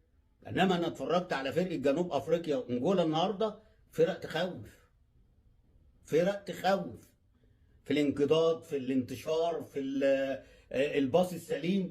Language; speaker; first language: Arabic; native; Arabic